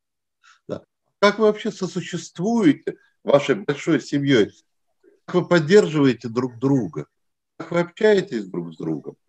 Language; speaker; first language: Russian; native; Russian